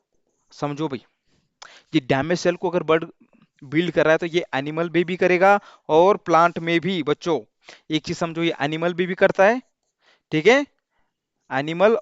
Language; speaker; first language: Hindi; non-native, local second language; Marathi